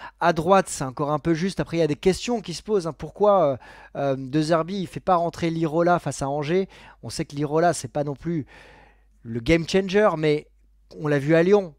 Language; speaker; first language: French; native; French